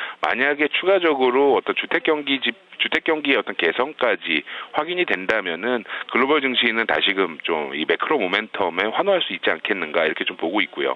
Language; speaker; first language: Korean; native; Korean